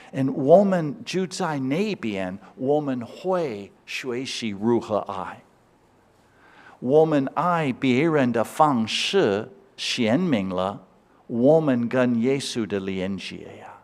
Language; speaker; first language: Chinese; non-native, fluent; English